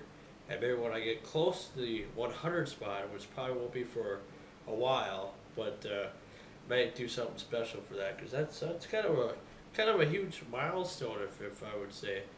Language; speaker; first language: English; native; English